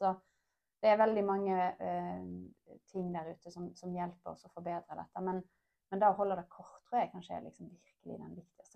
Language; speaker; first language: Norwegian; native; Norwegian